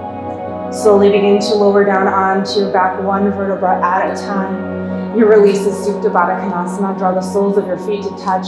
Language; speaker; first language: English; native; English